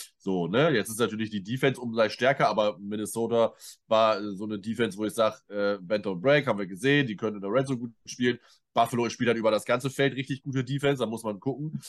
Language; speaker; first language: German; native; German